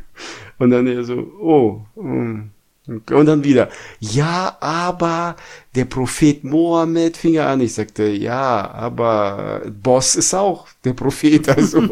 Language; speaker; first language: German; non-native, fluent; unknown